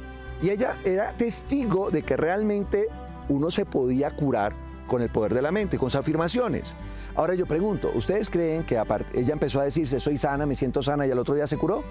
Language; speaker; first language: Spanish; native; Spanish